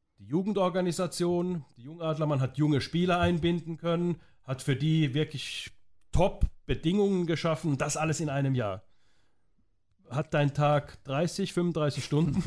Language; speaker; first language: German; native; German